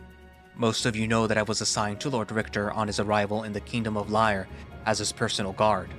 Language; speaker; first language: English; native; English